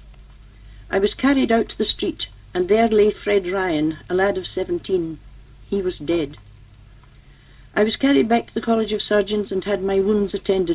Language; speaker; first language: English; native; English